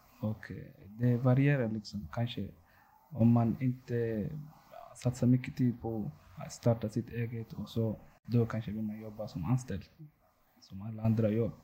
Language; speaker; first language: Swedish; non-native, local second language; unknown